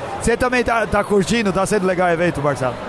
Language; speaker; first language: Portuguese; native; Portuguese